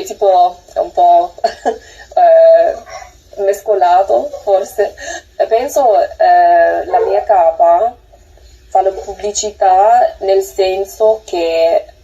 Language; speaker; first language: Italian; non-native, learner; English